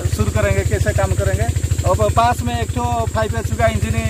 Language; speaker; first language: Hindi; non-native, local second language; Odia